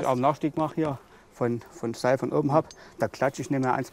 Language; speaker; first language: German; native; German